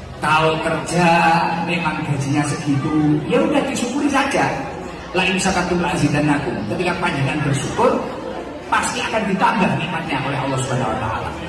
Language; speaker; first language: Indonesian; native; Indonesian